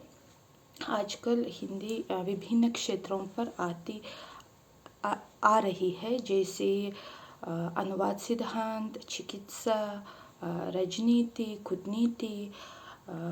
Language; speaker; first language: Hindi; non-native, fluent; Uzbek